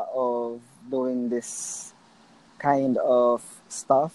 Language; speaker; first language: English; non-native, local second language; Filipino